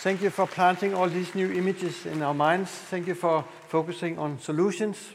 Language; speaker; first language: English; non-native, fluent; Danish